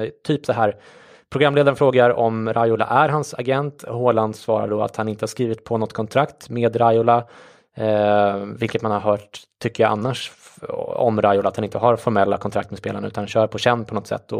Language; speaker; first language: Swedish; native; Swedish